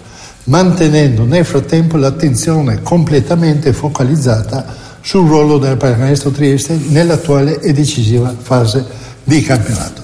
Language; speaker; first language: Italian; native; Italian